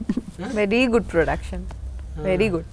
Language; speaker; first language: Telugu; non-native, learner; Bangla